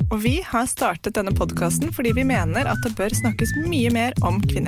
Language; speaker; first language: Norwegian; native; Norwegian